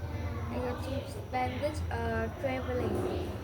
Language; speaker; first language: English; non-native, learner; Vietnamese